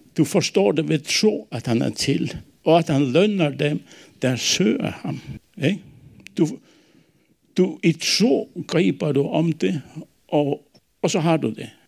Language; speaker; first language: Danish; non-native, local second language; Faroese